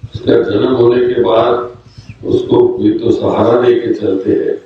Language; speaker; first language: Hindi; non-native, local second language; Marathi